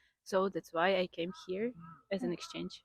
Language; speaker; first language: English; non-native, fluent; Ukrainian